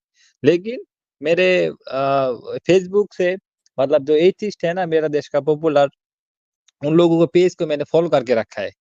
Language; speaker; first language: Hindi; non-native, learner; Bangla